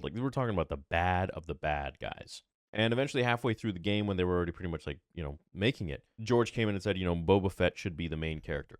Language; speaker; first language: English; native; English